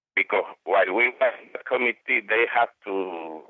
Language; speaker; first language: English; non-native, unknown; Spanish